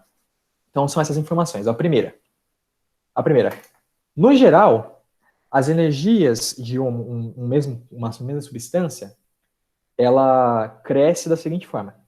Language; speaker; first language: Portuguese; native; Portuguese